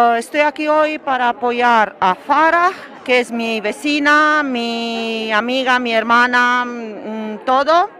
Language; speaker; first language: Spanish; non-native, fluent; Romanian